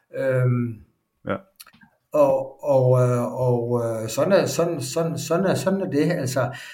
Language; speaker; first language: Danish; native; Danish